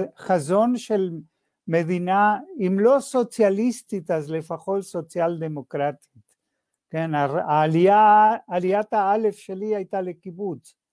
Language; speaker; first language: Hebrew; non-native, fluent; Spanish